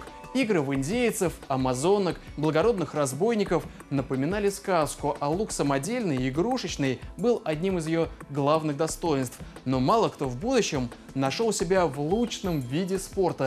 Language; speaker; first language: Russian; native; Russian